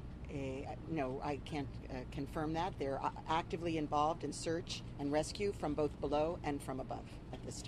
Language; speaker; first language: English; native; English